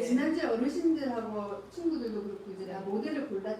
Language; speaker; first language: Korean; native; Korean